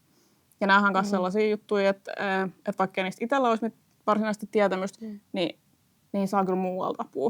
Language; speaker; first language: Finnish; native; Finnish